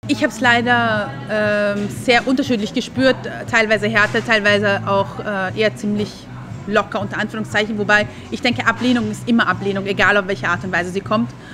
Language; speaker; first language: German; early bilingual, other home language; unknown